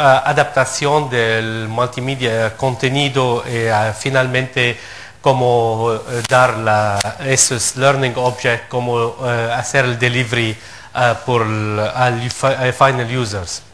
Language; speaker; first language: Spanish; non-native, fluent; Arabic